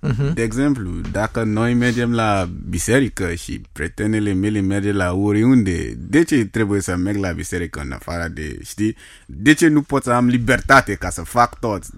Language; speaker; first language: Romanian; non-native, fluent; Yoruba